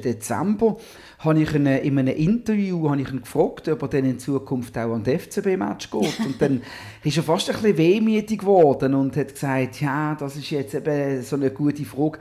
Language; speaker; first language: German; native; German